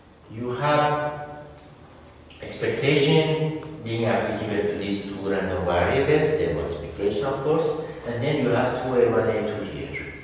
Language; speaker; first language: English; non-native, fluent; Persian